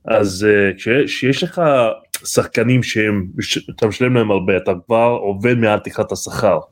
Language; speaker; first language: Hebrew; non-native, local second language; Arabic